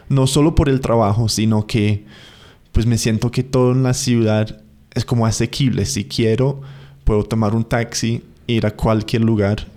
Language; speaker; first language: Spanish; non-native, fluent; English